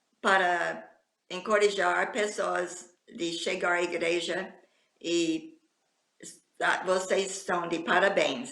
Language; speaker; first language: Portuguese; non-native, fluent; English